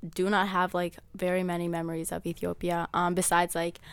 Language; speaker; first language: English; early bilingual, other home language; Amharic